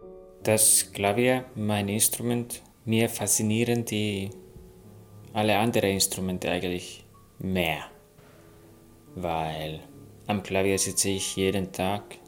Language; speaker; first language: German; non-native, fluent; Finnish